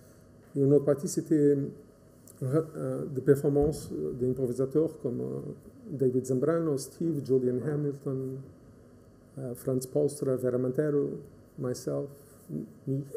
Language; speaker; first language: French; non-native, fluent; Portuguese